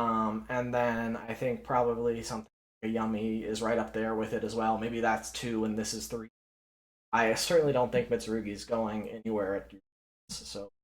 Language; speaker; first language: English; native; English